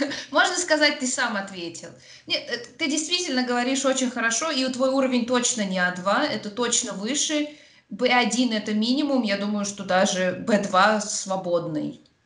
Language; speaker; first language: Russian; native; Russian